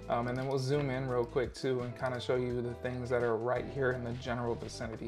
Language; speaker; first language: English; native; English